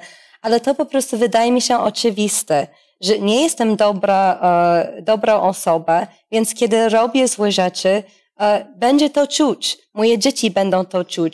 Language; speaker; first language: Polish; non-native, fluent; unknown